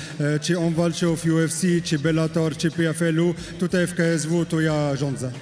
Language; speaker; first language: Polish; non-native, learner; French